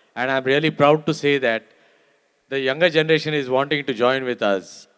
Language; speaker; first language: English; non-native, local second language; Marathi